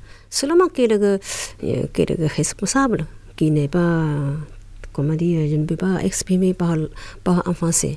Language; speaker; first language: French; non-native, learner; Chinese